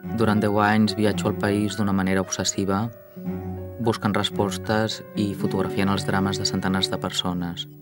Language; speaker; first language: Catalan; native; Catalan